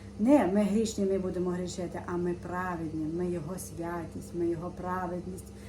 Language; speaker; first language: Ukrainian; native; Ukrainian